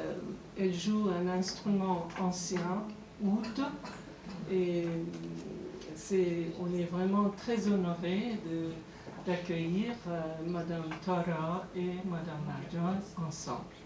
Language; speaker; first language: French; non-native, fluent; Persian